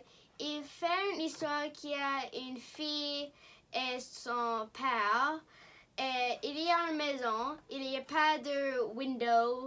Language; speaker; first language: French; non-native, local second language; English